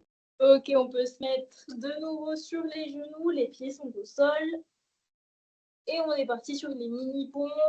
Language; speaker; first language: French; native; French